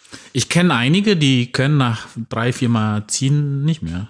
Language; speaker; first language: German; non-native, fluent; Indonesian